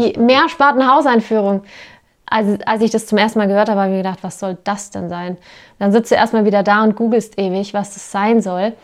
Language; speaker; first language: German; native; German